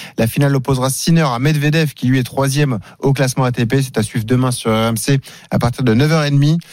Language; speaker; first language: French; native; French